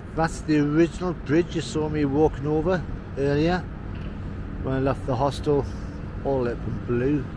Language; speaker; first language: English; native; English